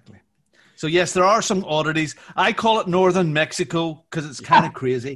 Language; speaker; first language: English; native; English